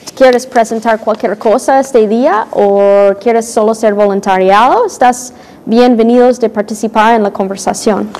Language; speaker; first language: Spanish; non-native, fluent; English